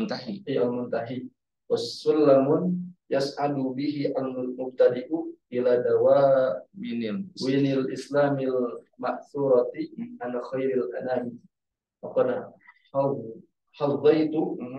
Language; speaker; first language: Arabic; non-native, fluent; Indonesian